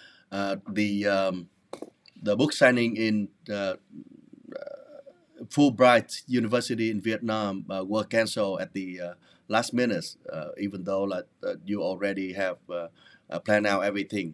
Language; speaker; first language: English; non-native, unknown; Vietnamese